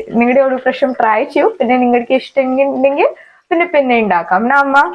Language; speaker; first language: Malayalam; non-native, local second language; Hindi